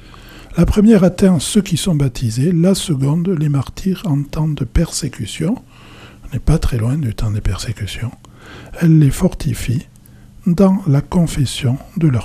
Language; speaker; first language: French; native; French